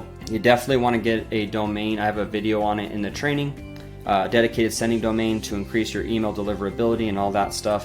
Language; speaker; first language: English; native; English